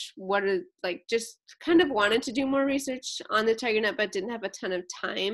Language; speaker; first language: English; native; English